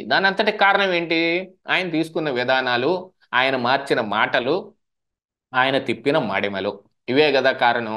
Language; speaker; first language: Telugu; native; Telugu